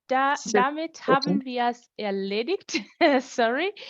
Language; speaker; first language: German; native; German